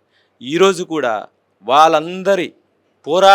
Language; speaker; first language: Telugu; native; Telugu